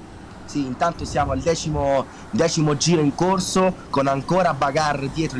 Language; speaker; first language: Italian; native; Italian